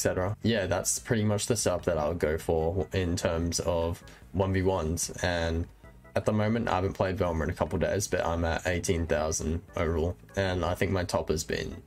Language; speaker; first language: English; native; English